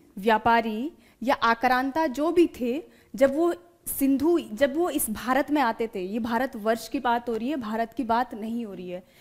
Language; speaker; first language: Hindi; native; Hindi